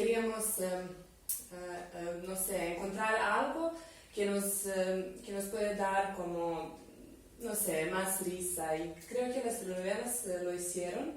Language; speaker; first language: Spanish; non-native, fluent; Serbian